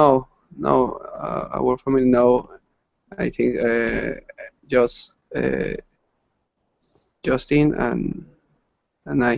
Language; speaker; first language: English; non-native, learner; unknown